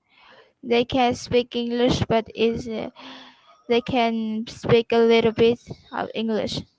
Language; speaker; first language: English; non-native, learner; Vietnamese